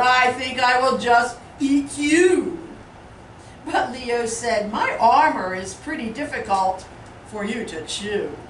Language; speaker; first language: English; native; English